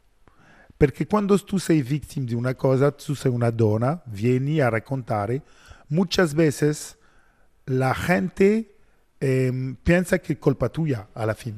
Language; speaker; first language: Spanish; non-native, learner; French